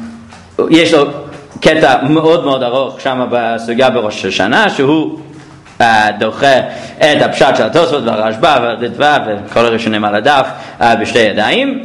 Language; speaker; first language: Hebrew; non-native, fluent; English